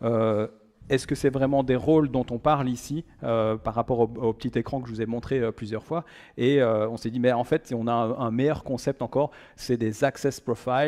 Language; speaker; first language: French; native; French